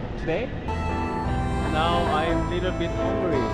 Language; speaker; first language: English; non-native, learner; Korean